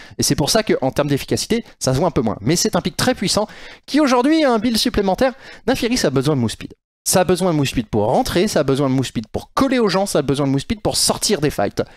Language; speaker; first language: French; native; French